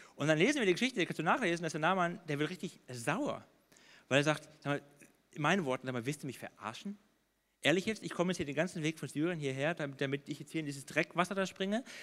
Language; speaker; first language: German; native; German